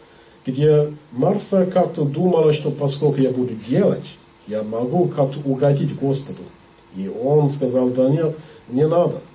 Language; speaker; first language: Russian; non-native, learner; English